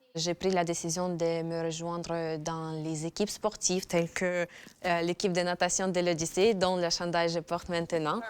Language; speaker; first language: French; non-native, fluent; Ukrainian